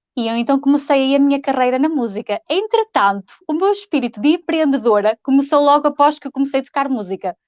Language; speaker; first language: Portuguese; native; Portuguese